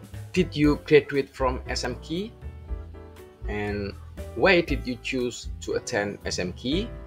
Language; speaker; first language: English; non-native, fluent; Indonesian